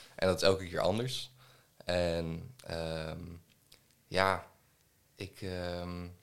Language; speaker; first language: Dutch; native; Dutch